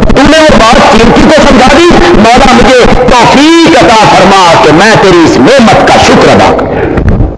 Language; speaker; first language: Urdu; non-native, local second language; Punjabi